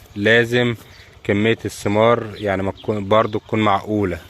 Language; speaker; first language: Arabic; native; Arabic